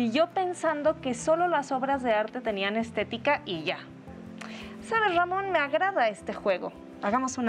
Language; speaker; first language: Spanish; native; Spanish